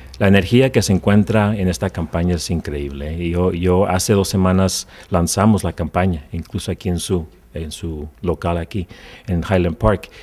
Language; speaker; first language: Spanish; early bilingual, heritage; Spanish